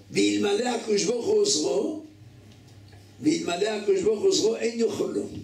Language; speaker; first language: Hebrew; native; Hebrew